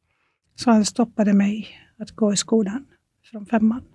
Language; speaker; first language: Swedish; non-native, fluent; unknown